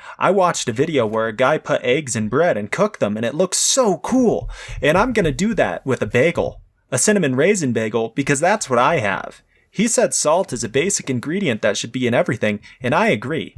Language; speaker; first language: English; native; English